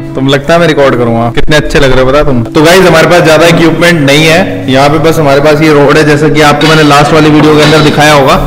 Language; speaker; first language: Hindi; native; Hindi